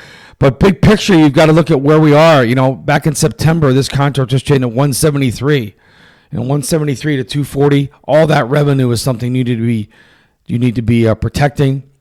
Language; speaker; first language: English; native; English